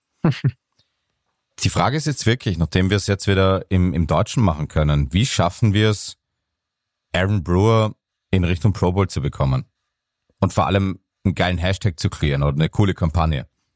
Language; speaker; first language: German; native; German